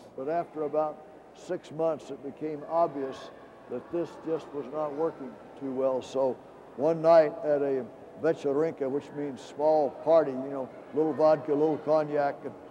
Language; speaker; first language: English; native; English